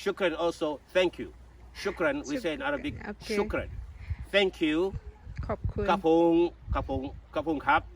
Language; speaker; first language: English; non-native, fluent; Arabic